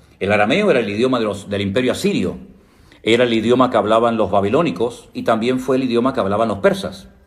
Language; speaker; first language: Spanish; native; Spanish